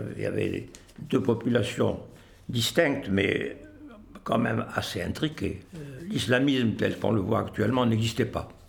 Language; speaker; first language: French; native; French